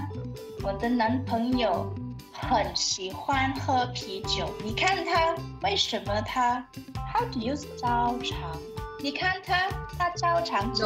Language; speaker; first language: Chinese; non-native, learner; English